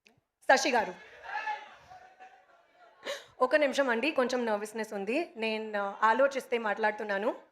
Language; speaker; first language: Telugu; non-native, learner; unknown